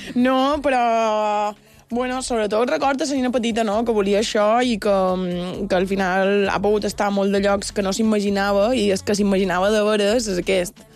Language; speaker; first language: Catalan; non-native, local second language; Spanish